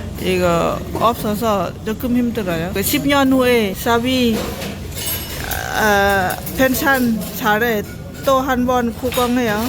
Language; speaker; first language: Korean; non-native, learner; Lao